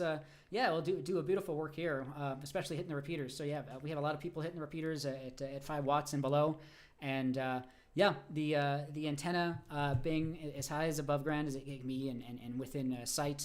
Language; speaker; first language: English; native; English